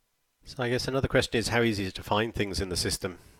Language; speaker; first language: English; native; English